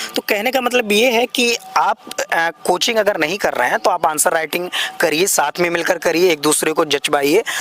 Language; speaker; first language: Hindi; native; Hindi